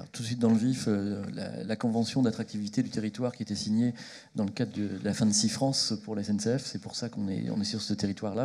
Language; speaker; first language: French; native; French